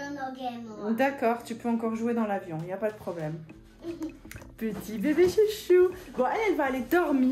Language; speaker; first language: French; native; French